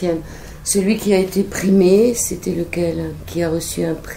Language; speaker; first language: French; native; French